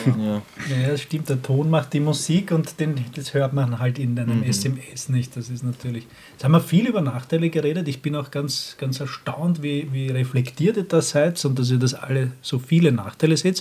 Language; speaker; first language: German; native; German